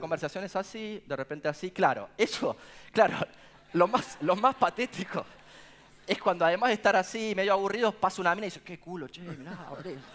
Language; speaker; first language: Spanish; native; Spanish